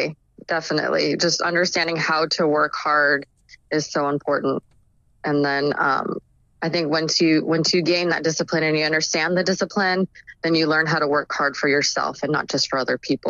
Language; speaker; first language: English; native; English